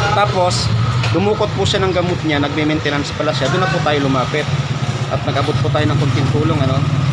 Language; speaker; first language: Filipino; native; Filipino